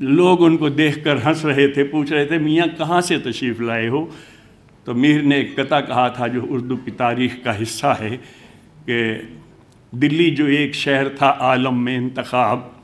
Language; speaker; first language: Urdu; non-native, local second language; Hindi